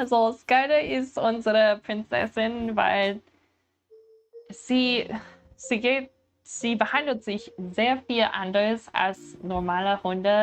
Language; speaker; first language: German; non-native, learner; English